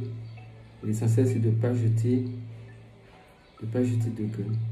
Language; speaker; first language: French; non-native, local second language; Fon